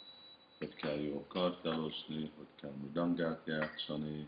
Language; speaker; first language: Hungarian; early bilingual, heritage; Hungarian